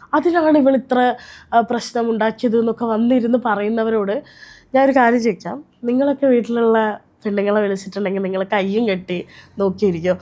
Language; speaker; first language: Malayalam; native; Malayalam